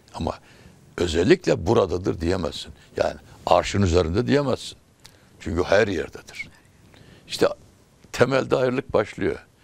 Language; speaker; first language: Turkish; native; Turkish